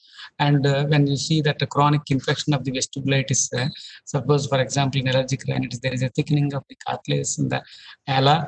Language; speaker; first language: English; non-native, local second language; Telugu